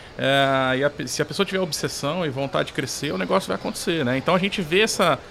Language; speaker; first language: Portuguese; native; Portuguese